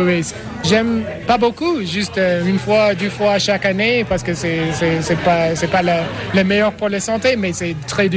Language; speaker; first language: French; non-native, learner; English